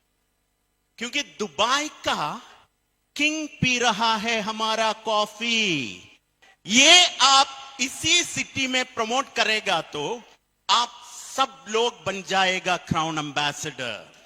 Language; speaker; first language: Hindi; non-native, fluent; Bangla